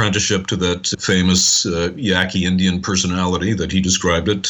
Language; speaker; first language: English; native; English